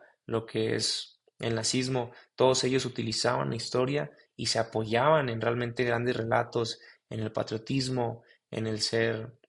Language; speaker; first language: Spanish; native; Spanish